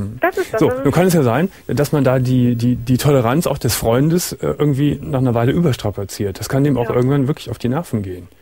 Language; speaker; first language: German; native; German